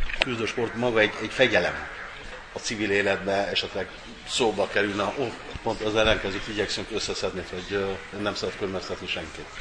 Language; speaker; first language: Hungarian; non-native, fluent; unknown